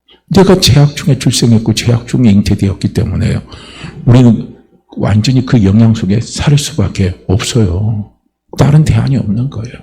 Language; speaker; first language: Korean; native; Korean